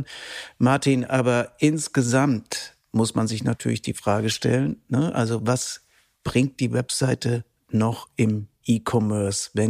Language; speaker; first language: German; native; German